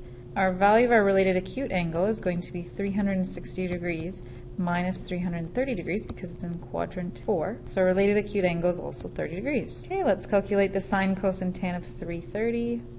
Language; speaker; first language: English; native; English